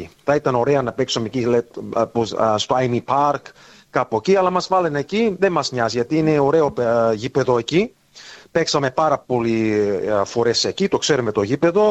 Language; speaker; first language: Greek; early bilingual, heritage; English